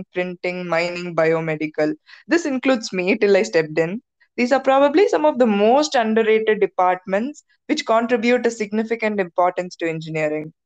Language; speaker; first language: English; non-native, local second language; Tamil